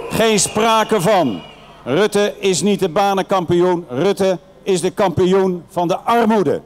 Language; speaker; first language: Dutch; native; Dutch